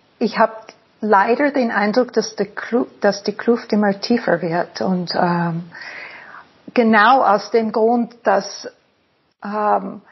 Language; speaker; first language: German; non-native, fluent; English